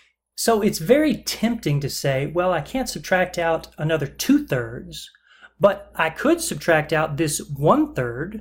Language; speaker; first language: English; native; English